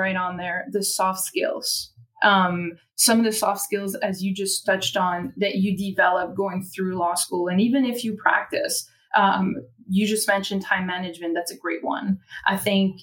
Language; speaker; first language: English; non-native, fluent; French